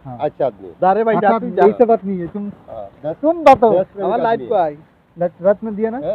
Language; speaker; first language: Hindi; non-native, learner; Bangla